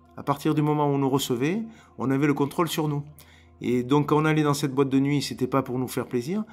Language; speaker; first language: French; native; French